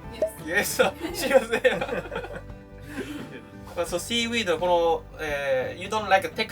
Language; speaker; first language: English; non-native, learner; Japanese